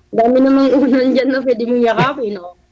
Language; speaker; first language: Filipino; native; Filipino